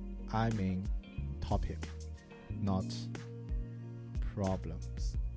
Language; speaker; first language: English; non-native, fluent; Chinese